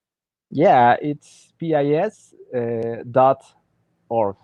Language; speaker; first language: English; non-native, learner; Spanish